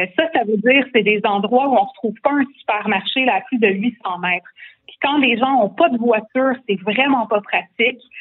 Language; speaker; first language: French; native; French